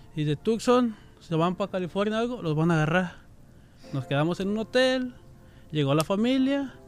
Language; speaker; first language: Spanish; native; Spanish